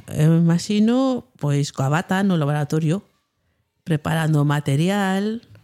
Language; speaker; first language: Galician; non-native, local second language; Spanish